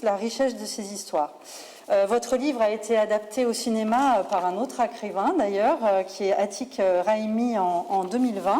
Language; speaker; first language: French; native; French